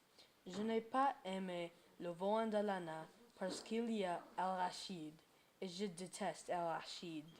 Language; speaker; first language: French; non-native, learner; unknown